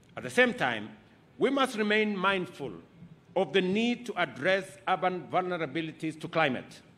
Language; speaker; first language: English; non-native, local second language; Kalenjin